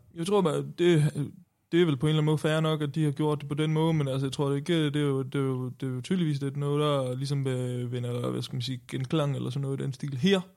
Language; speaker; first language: Danish; native; Danish